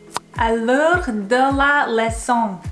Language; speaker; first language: French; non-native, learner; Korean